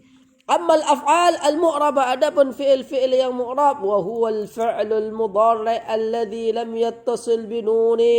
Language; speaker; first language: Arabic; non-native, fluent; Indonesian